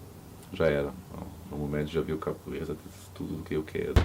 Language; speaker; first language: Portuguese; non-native, learner; German